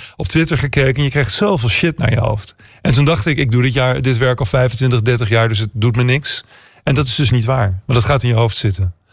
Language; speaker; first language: Dutch; native; Dutch